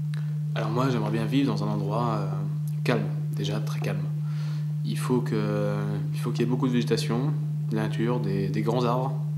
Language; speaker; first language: French; native; French